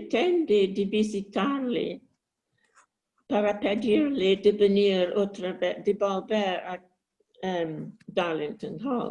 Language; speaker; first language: Spanish; non-native, learner; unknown